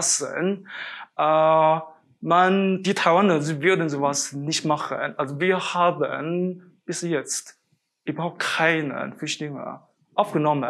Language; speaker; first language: German; non-native, fluent; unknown